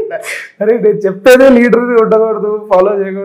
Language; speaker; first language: Telugu; native; Telugu